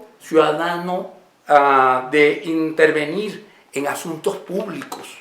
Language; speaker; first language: Spanish; native; Spanish